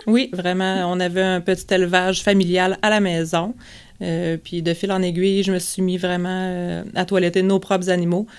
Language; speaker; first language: French; native; French